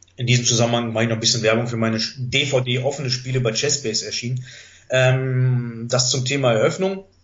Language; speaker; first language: German; early bilingual, other home language; Greek